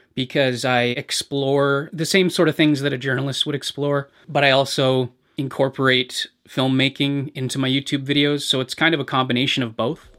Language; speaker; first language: English; native; English